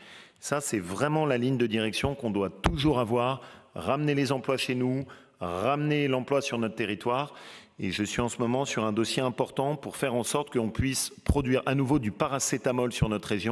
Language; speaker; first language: French; native; French